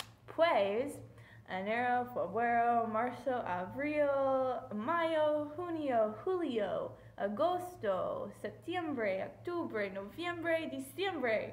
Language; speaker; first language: Spanish; non-native, learner; English